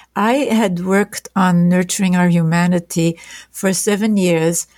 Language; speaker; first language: English; non-native, fluent; German